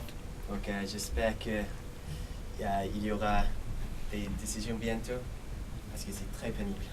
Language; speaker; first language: French; non-native, fluent; English